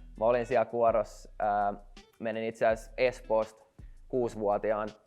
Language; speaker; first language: Finnish; non-native, local second language; Swedish